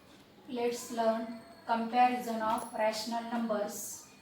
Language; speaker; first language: English; non-native, local second language; Marathi